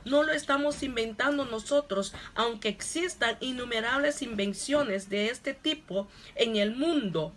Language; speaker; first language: Spanish; non-native, local second language; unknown